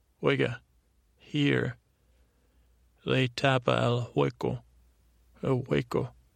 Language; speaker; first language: Spanish; non-native, learner; English